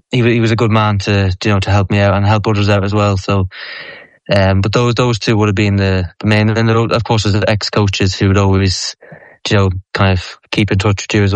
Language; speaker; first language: English; native; English